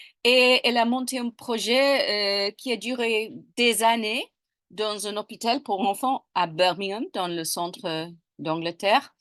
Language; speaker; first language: French; non-native, fluent; English